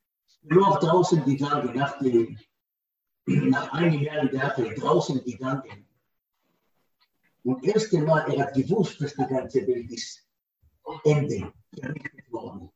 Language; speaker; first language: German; non-native, learner; Hebrew